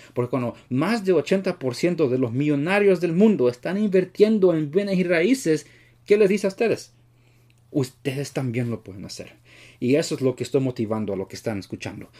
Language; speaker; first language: Spanish; early bilingual, heritage; Spanish